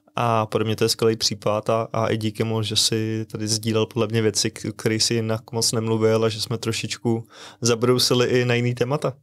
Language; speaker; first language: Czech; native; Czech